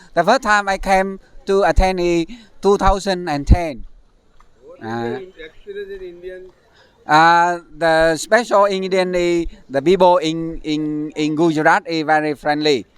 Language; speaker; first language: English; non-native, learner; Vietnamese